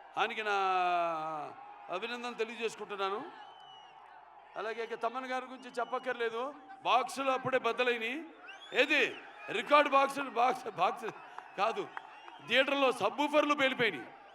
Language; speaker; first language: Telugu; native; Telugu